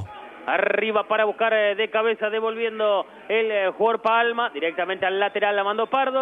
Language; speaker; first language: Spanish; native; Spanish